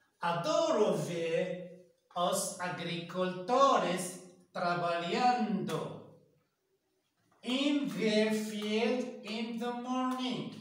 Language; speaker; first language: Portuguese; non-native, learner; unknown